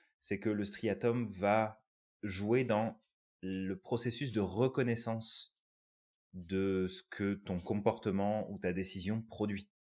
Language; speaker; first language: French; native; French